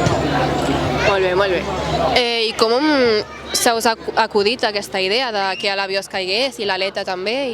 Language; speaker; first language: Catalan; native; Catalan